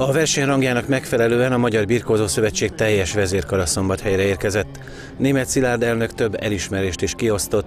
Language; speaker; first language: Hungarian; native; Hungarian